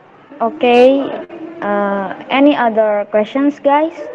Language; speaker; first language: English; non-native, learner; Indonesian